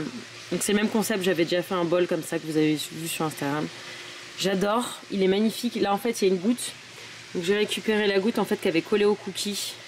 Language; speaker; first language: French; native; French